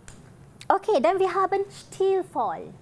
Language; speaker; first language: German; non-native, fluent; Malay